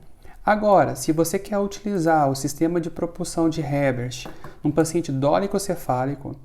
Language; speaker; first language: Portuguese; native; Portuguese